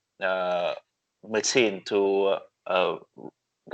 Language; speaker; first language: English; non-native, learner; Vietnamese